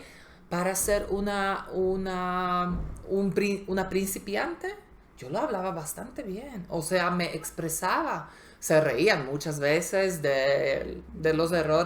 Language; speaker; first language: Spanish; non-native, fluent; Slovak